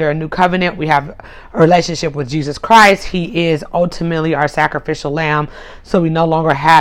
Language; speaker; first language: English; native; English